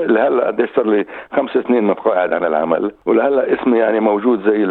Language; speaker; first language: Arabic; native; Arabic